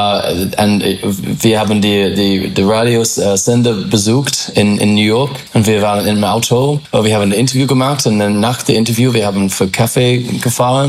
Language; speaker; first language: German; non-native, learner; English